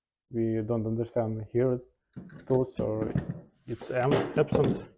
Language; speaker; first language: English; non-native, learner; Ukrainian